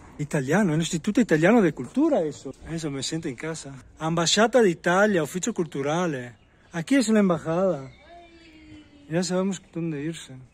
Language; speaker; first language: Spanish; non-native, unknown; Italian